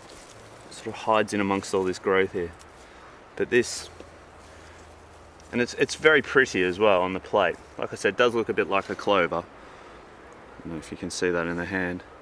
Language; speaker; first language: English; native; English